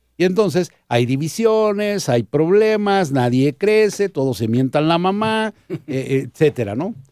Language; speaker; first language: Spanish; native; Spanish